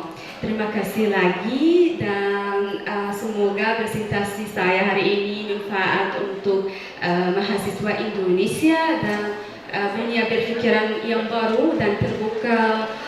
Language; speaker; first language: Indonesian; non-native, fluent; Arabic